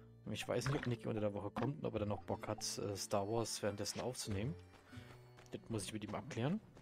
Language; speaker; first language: German; native; German